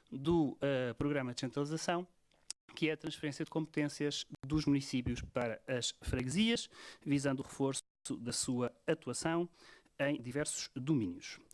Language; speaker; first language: Portuguese; native; Portuguese